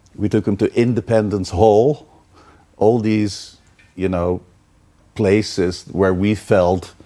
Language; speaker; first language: English; non-native, fluent; Dutch